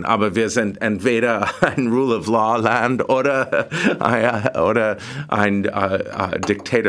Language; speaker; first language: German; non-native, fluent; English